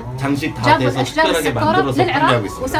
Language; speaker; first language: Korean; native; Korean